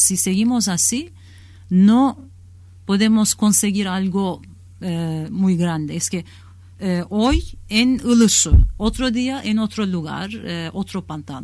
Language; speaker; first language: Spanish; non-native, learner; Kurdish